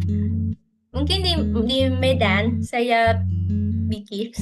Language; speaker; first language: Indonesian; non-native, fluent; Vietnamese